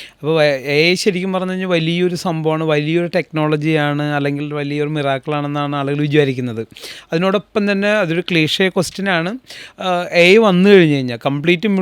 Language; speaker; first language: Malayalam; native; Malayalam